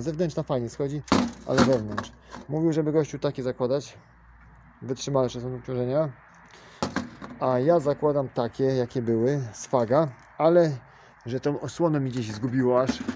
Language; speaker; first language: Polish; native; Polish